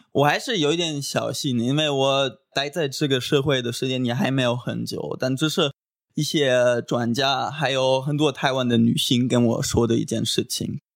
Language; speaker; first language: Chinese; non-native, fluent; German